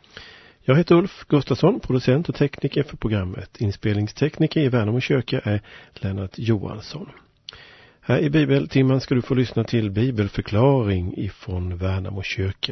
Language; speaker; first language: Swedish; native; Swedish